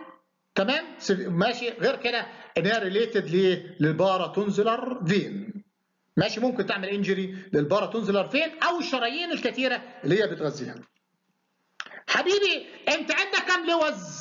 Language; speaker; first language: Arabic; native; Arabic